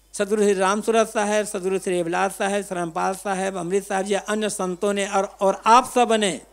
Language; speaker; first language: Hindi; native; Hindi